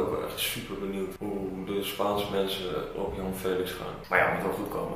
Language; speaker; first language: Dutch; native; Dutch